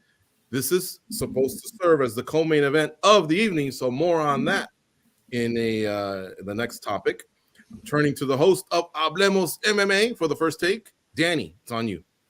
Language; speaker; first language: English; native; English